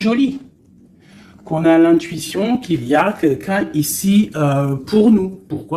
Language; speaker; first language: French; native; French